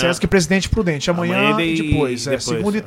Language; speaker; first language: Portuguese; native; Portuguese